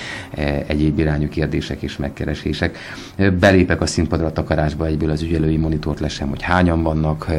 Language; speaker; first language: Hungarian; native; Hungarian